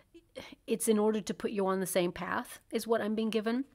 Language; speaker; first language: English; native; English